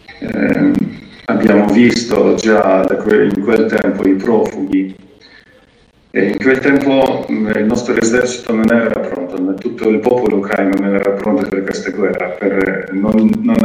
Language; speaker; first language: Italian; non-native, fluent; Ukrainian